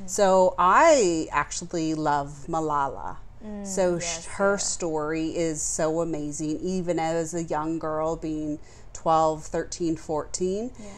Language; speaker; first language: English; native; English